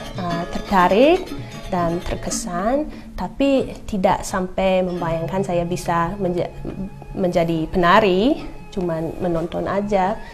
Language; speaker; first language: Indonesian; non-native, fluent; English